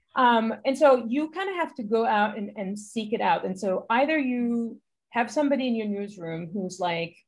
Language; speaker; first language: English; non-native, fluent; Hebrew